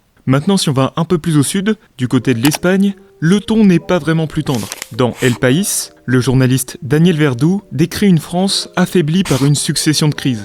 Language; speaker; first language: French; native; French